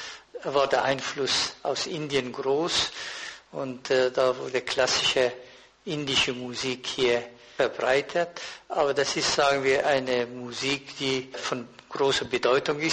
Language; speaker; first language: German; non-native, fluent; Persian